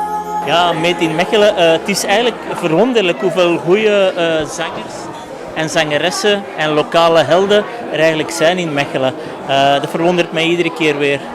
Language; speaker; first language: Dutch; native; Dutch